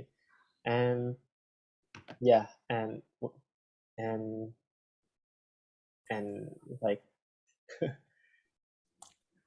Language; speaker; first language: English; non-native, learner; Thai